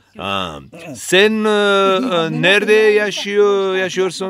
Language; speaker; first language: Turkish; non-native, learner; Abkhazian